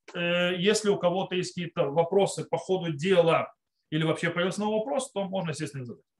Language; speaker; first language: Russian; early bilingual, heritage; Russian